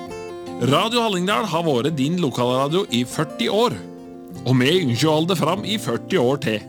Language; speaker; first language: Norwegian; native; Norwegian